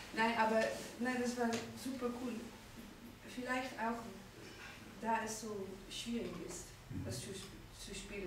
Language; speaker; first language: German; non-native, fluent; Dutch